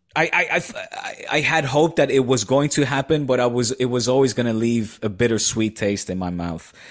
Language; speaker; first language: English; non-native, fluent; Dutch